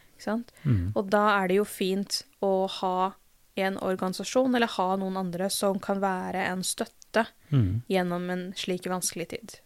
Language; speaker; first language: Norwegian; native; Norwegian